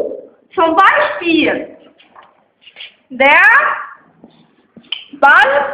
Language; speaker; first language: German; non-native, fluent; Arabic